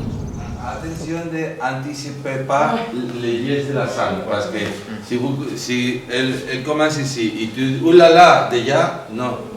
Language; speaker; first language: French; non-native, fluent; Spanish